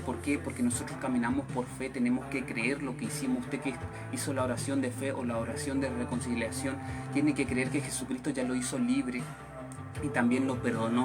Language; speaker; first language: Spanish; native; Spanish